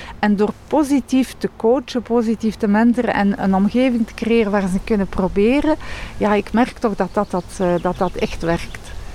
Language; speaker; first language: Dutch; non-native, local second language; French